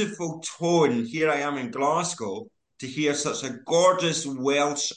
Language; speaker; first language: English; native; English